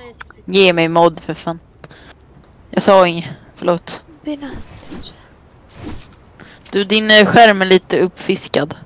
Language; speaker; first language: Swedish; native; Swedish